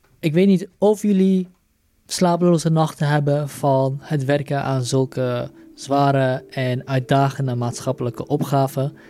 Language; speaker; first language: Dutch; native; Dutch